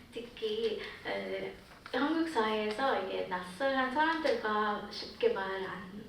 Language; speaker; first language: Korean; non-native, fluent; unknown